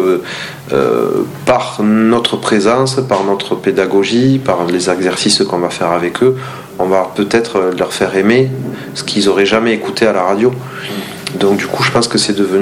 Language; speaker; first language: French; native; French